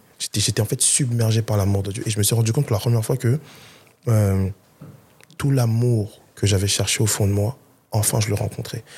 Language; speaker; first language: French; early bilingual, other home language; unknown